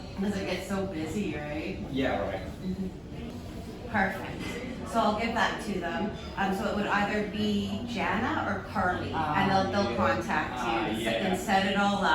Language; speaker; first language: English; native; English